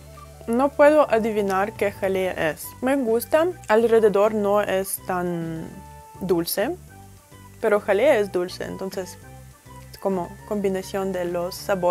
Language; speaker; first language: Spanish; non-native, fluent; Russian